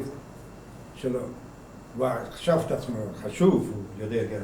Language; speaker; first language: Hebrew; non-native, fluent; Hungarian